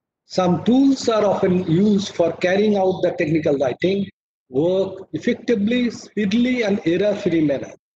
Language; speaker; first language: English; non-native, local second language; Bangla